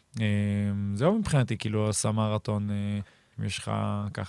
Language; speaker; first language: Hebrew; native; Hebrew